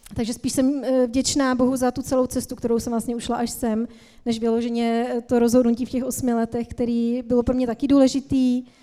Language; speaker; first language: Czech; native; Czech